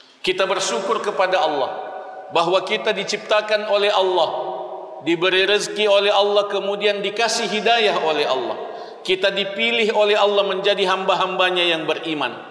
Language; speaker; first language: Malay; non-native, local second language; Buginese